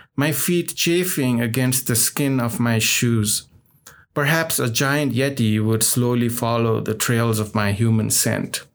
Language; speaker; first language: English; non-native, local second language; Nepali